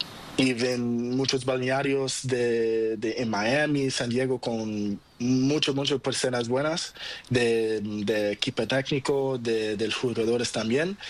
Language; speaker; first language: Spanish; non-native, learner; Portuguese